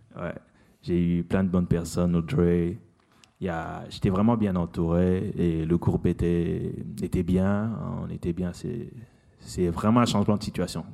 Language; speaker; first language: French; non-native, local second language; Lingala